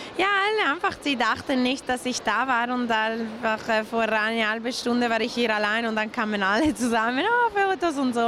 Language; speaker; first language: German; non-native, local second language; Italian